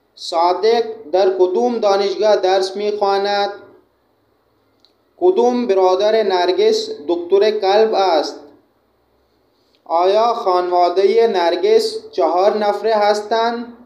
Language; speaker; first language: Persian; non-native, fluent; Urdu